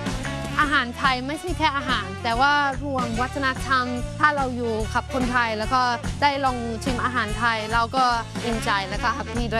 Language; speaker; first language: Thai; non-native, fluent; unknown